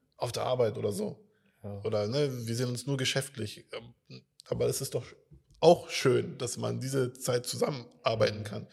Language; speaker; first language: German; native; German